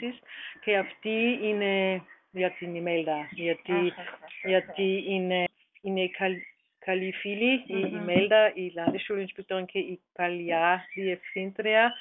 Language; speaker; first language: Greek; non-native, learner; German